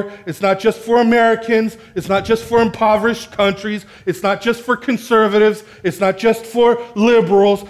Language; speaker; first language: English; native; English